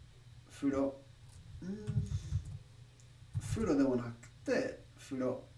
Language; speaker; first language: Japanese; non-native, learner; English